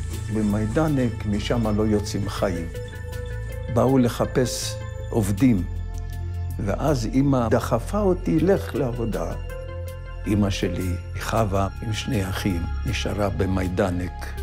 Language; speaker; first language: Hebrew; non-native, fluent; Yiddish